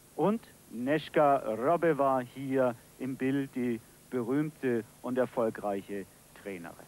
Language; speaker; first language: German; native; German